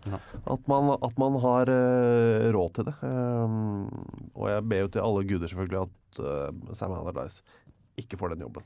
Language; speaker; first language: Norwegian; native; Norwegian